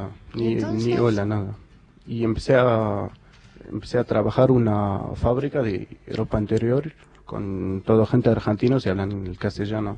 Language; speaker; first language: Spanish; non-native, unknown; Arabic